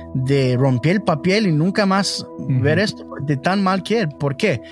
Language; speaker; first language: Spanish; non-native, learner; English